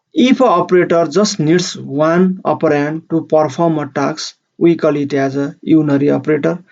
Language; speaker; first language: English; non-native, local second language; Nepali